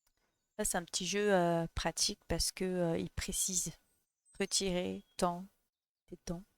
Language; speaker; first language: French; native; French